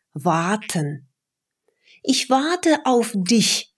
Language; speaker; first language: German; non-native, fluent; Russian